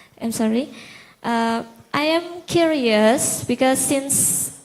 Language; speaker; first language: English; non-native, local second language; Indonesian